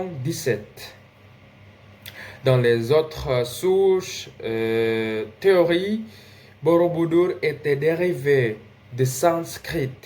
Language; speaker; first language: French; non-native, learner; Indonesian